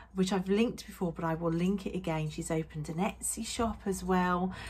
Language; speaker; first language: English; native; English